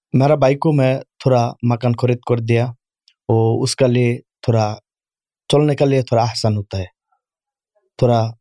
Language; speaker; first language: Urdu; non-native, learner; Bangla